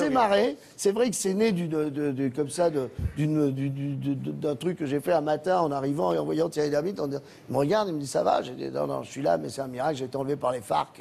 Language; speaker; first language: French; native; French